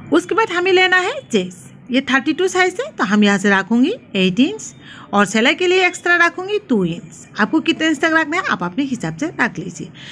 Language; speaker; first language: Hindi; non-native, local second language; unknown